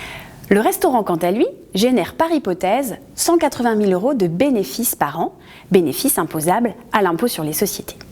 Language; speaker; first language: French; native; French